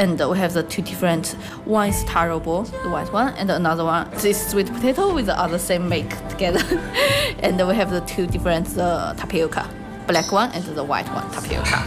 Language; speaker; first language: English; non-native, learner; Chinese